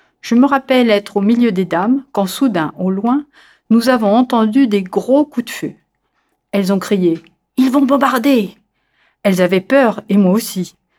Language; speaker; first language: French; native; French